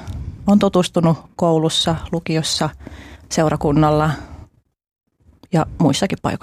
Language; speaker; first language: Finnish; early bilingual, other home language; Albanian